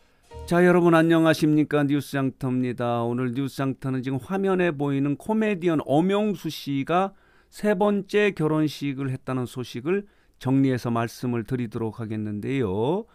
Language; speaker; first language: Korean; native; Korean